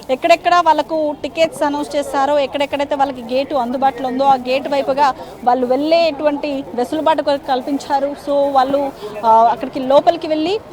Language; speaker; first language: Telugu; native; Telugu